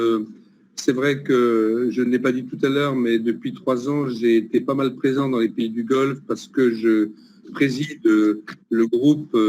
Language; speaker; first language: French; native; French